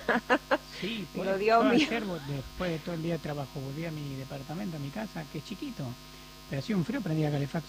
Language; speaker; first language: Spanish; native; Spanish